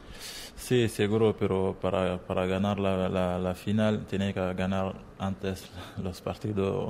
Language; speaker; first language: Spanish; non-native, learner; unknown